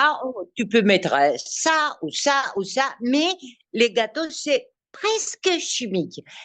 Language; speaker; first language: French; non-native, learner; Greek